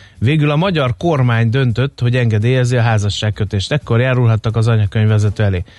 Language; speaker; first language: Hungarian; native; Hungarian